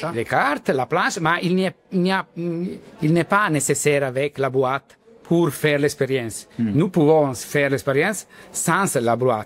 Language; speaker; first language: French; non-native, learner; Italian